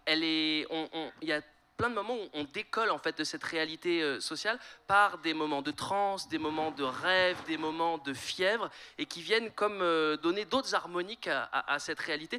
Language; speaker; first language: French; native; French